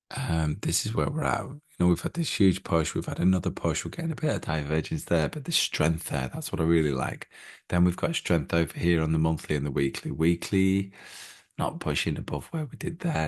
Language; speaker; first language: English; native; English